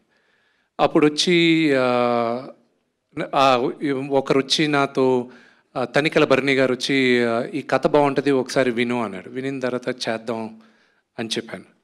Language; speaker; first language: Telugu; native; Telugu